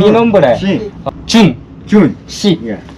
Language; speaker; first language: Spanish; non-native, learner; Korean